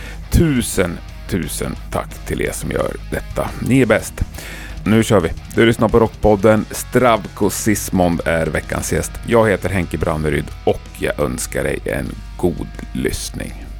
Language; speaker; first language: Swedish; native; Swedish